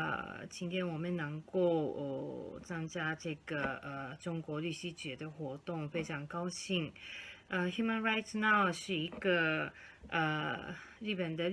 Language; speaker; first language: Chinese; non-native, fluent; Japanese